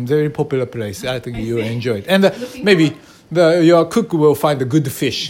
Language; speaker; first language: English; non-native, learner; Japanese